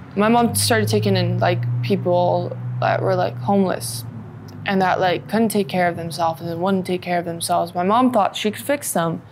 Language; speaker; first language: English; native; English